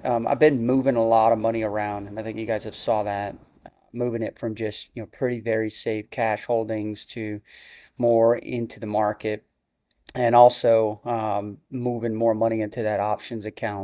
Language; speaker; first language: English; native; English